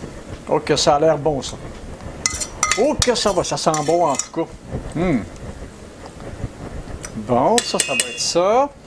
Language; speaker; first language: French; native; French